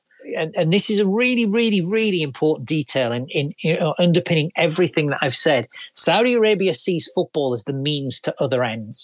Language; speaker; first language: English; native; English